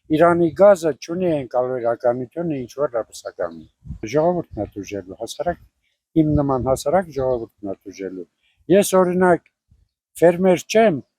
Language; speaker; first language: Armenian; native; Armenian